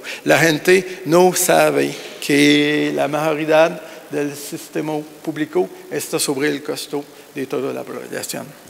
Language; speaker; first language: Spanish; non-native, learner; French